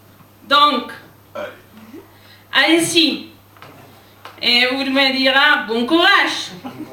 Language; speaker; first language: French; non-native, learner; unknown